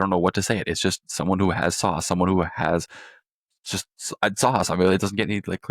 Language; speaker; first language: English; native; English